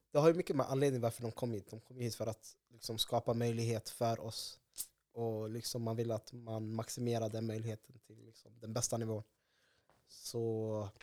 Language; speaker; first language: Swedish; early bilingual, other home language; Somali